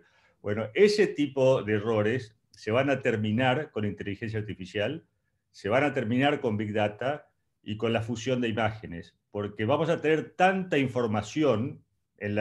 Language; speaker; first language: Spanish; native; Spanish